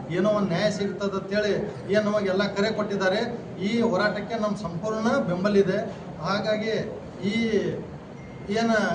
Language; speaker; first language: Kannada; non-native, local second language; Lambadi